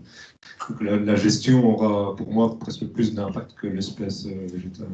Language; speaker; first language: French; native; French